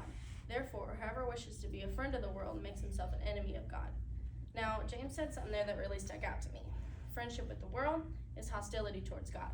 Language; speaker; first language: English; native; English